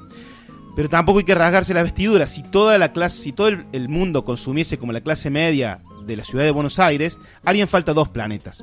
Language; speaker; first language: Spanish; native; Spanish